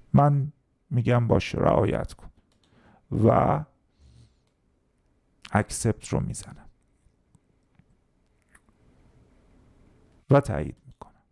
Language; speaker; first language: Persian; native; Persian